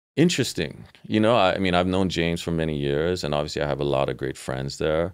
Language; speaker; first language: English; native; English